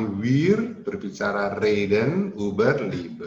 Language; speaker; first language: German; non-native, learner; Indonesian